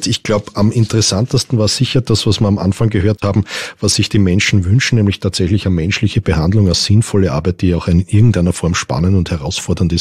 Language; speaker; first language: German; native; German